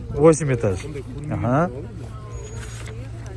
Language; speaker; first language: Russian; non-native, local second language; Kazakh